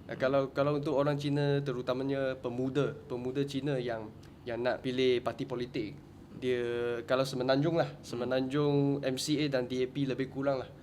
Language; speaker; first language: Malay; non-native, local second language; Chinese